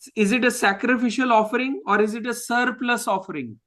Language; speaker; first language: Hindi; non-native, local second language; Marathi